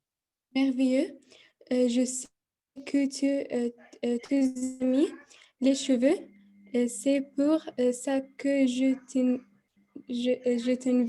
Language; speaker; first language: French; non-native, learner; Arabic